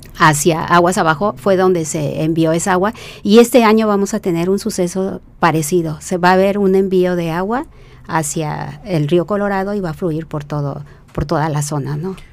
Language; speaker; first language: Spanish; native; Spanish